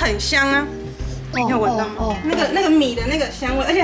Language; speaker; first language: Chinese; native; Chinese